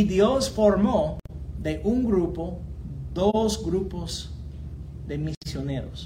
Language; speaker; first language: Spanish; non-native, fluent; English